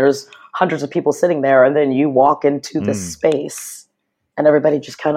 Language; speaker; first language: English; native; English